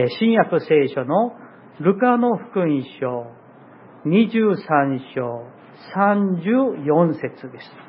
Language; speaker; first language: Japanese; non-native, fluent; Korean